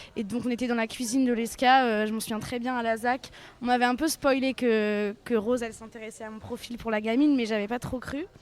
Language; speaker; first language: French; native; French